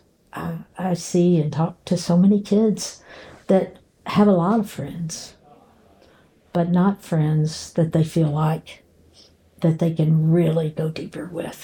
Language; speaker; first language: English; native; English